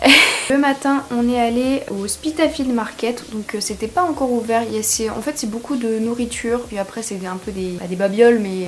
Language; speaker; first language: French; native; French